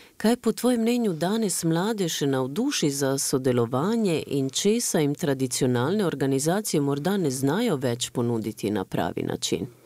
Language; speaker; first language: Slovenian; native; Slovenian